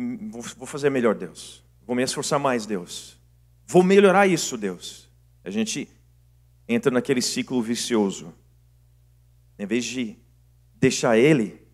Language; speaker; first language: Portuguese; non-native, fluent; English